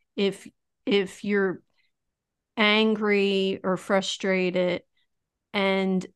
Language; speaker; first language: English; native; English